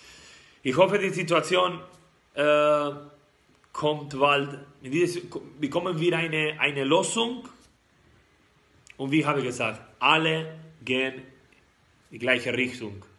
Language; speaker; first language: German; non-native, learner; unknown